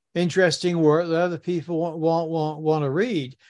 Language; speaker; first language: English; native; English